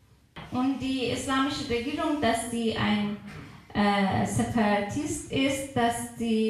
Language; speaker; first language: German; non-native, fluent; Persian